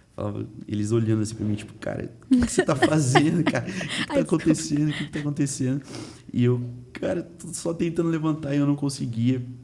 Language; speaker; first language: Portuguese; early bilingual, heritage; Portuguese